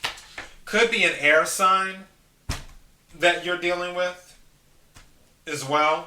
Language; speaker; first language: English; native; English